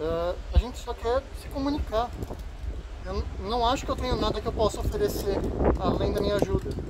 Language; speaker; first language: Portuguese; native; Portuguese